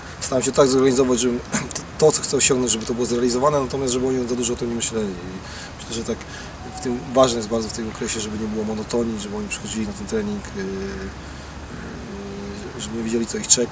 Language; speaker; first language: Polish; native; Polish